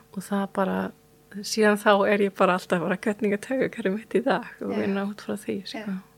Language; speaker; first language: Icelandic; non-native, fluent; German